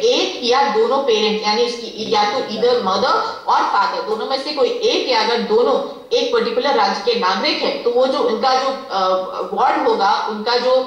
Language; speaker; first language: Hindi; native; Hindi